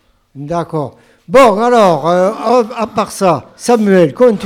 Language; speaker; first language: French; native; French